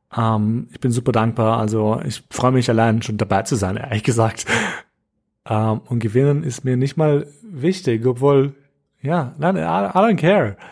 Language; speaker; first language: German; early bilingual, other home language; Albanian